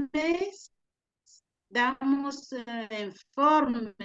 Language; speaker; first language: Spanish; non-native, learner; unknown